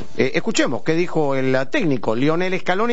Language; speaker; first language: Spanish; native; Spanish